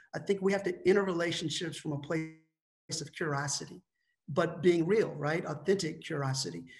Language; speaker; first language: English; native; English